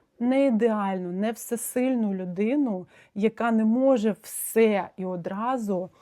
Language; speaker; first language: Ukrainian; non-native, local second language; Russian